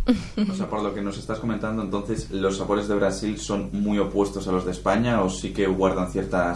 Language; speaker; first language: Spanish; native; Spanish